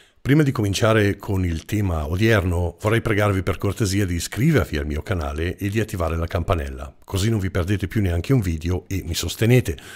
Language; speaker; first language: Italian; non-native, fluent; German